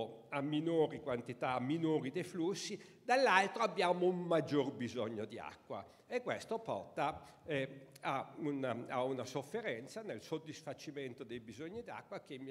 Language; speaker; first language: Italian; native; Italian